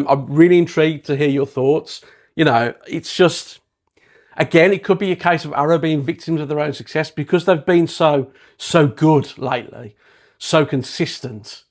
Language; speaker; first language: English; native; English